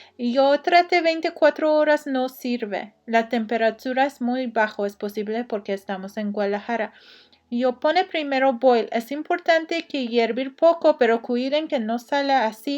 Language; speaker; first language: Spanish; non-native, learner; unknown